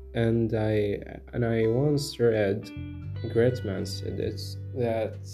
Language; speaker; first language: English; non-native, fluent; Arabic